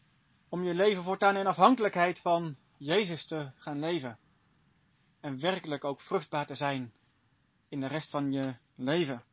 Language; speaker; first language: Dutch; native; Dutch